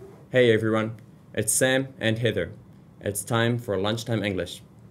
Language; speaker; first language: English; native; English